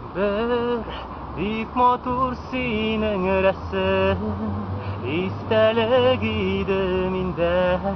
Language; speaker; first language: Tatar; non-native, local second language; Russian